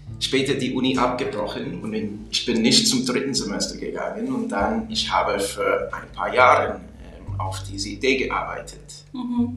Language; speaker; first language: German; non-native, fluent; English